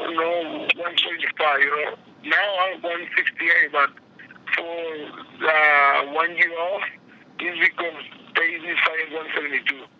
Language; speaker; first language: English; non-native, learner; Spanish